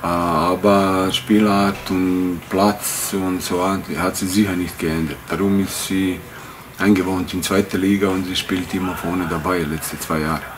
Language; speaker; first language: German; non-native, fluent; Bosnian